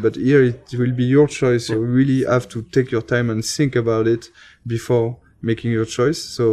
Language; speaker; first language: English; non-native, fluent; French